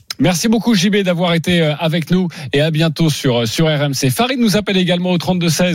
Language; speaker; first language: French; native; French